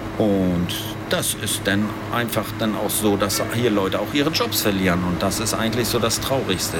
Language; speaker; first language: German; native; German